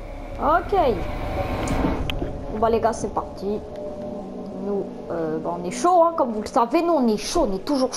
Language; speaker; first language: French; native; French